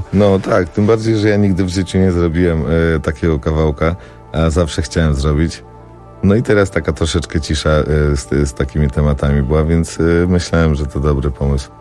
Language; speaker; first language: Polish; native; Polish